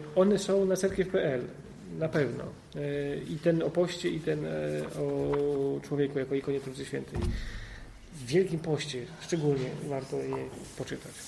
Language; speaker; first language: Polish; native; Polish